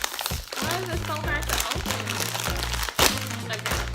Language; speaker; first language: English; native; English